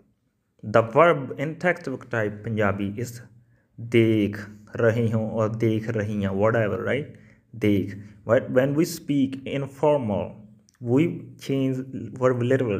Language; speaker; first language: English; non-native, local second language; Punjabi